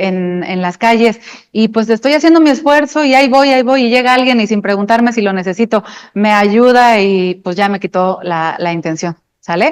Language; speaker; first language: Spanish; native; Spanish